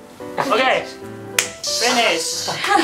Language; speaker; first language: Japanese; non-native, learner; Cantonese